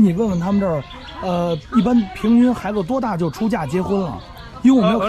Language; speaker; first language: Chinese; native; Chinese